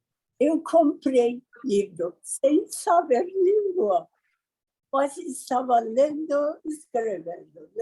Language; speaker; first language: Portuguese; non-native, learner; Persian